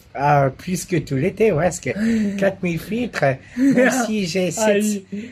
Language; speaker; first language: French; native; French